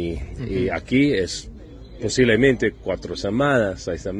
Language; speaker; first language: Spanish; non-native, learner; English